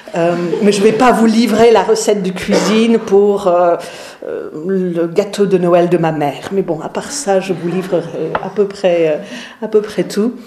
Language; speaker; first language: French; non-native, fluent; English